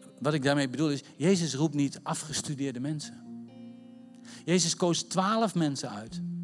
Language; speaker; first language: Dutch; native; Dutch